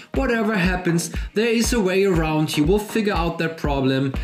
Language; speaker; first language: English; non-native, fluent; German